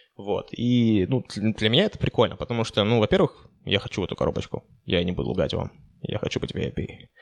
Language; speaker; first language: Russian; native; Russian